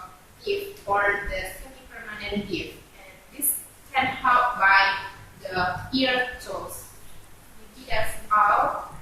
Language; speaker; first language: English; non-native, learner; Indonesian